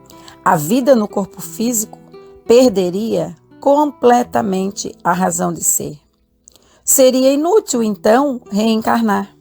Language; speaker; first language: Portuguese; native; Portuguese